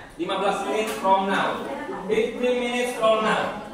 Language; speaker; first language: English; non-native, fluent; Indonesian